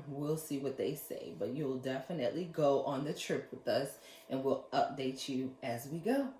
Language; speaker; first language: English; native; English